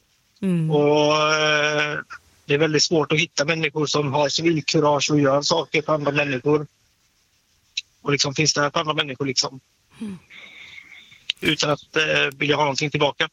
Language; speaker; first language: Swedish; native; Swedish